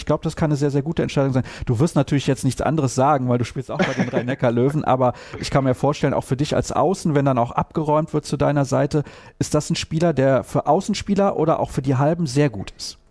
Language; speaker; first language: German; native; German